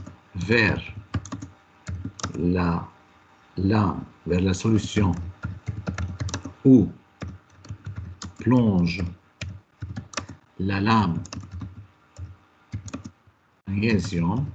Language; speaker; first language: French; non-native, local second language; Arabic